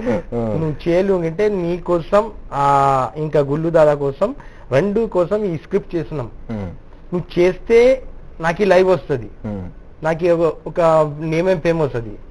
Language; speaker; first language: Telugu; non-native, local second language; Urdu